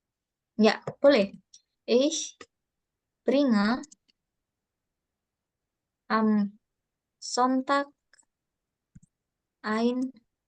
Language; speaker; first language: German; non-native, fluent; Indonesian